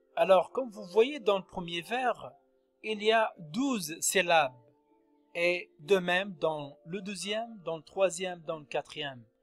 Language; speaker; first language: French; non-native, local second language; Arabic